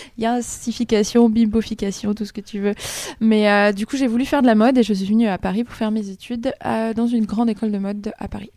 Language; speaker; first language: French; native; French